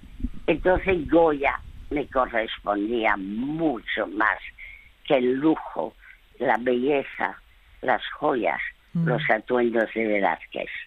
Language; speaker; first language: Spanish; early bilingual, other home language; French